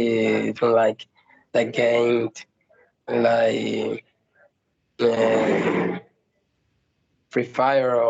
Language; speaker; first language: English; non-native, learner; Spanish